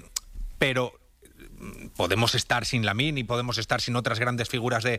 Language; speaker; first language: Spanish; native; Spanish